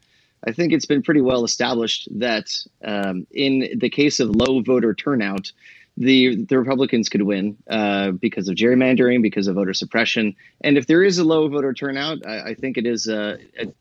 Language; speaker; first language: English; native; English